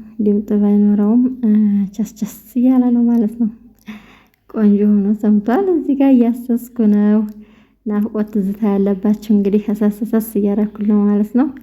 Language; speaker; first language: Amharic; native; Amharic